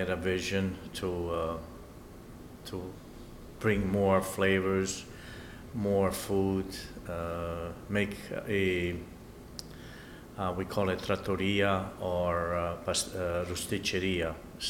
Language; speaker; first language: English; non-native, fluent; Italian